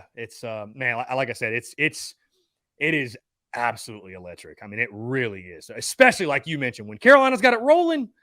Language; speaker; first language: English; native; English